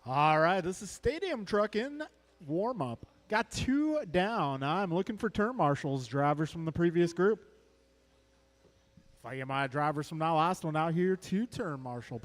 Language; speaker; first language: English; native; English